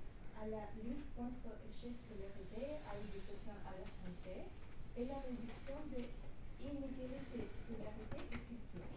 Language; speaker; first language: French; non-native, learner; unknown